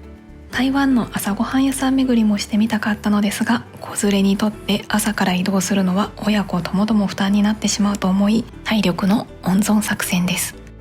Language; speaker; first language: Japanese; native; Japanese